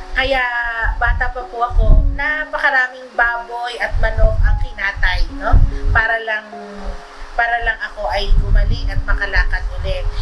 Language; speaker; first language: Filipino; non-native, local second language; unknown